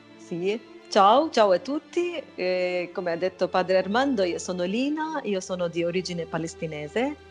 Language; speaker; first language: Italian; non-native, fluent; Arabic